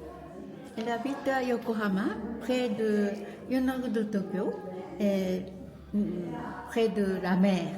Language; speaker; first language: French; non-native, learner; Japanese